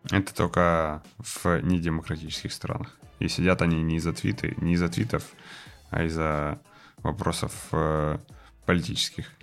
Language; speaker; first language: Russian; native; Russian